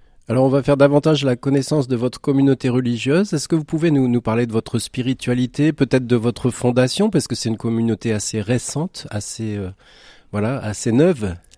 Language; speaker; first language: French; native; French